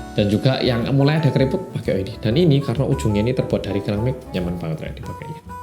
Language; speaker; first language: Indonesian; non-native, fluent; Korean